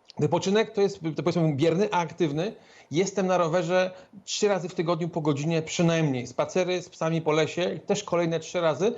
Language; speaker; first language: Polish; native; Polish